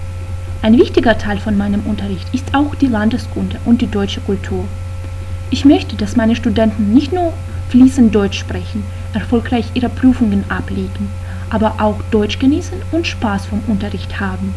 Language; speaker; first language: German; non-native, fluent; Russian